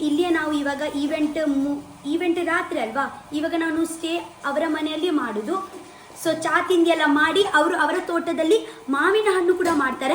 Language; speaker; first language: Kannada; non-native, local second language; Tulu